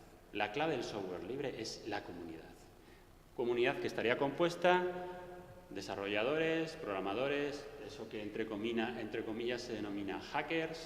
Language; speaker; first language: Spanish; native; Spanish